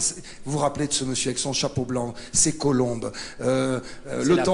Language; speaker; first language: French; native; French